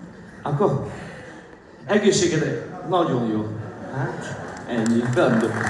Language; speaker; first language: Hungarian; non-native, fluent; Slovak